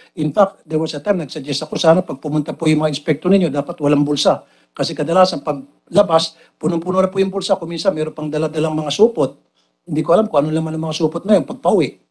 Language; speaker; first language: Filipino; native; Filipino